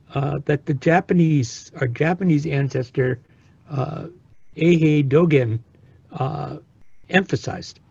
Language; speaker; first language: English; native; English